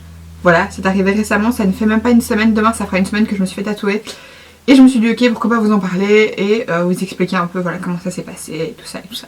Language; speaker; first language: French; native; French